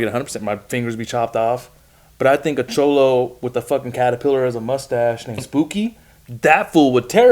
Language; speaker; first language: English; native; English